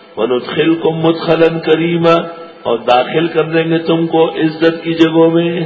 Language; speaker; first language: Urdu; non-native, local second language; Pashto